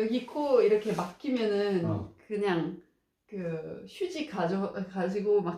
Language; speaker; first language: Korean; non-native, learner; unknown